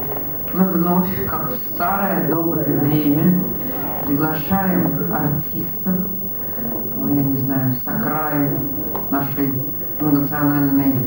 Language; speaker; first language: Russian; native; Russian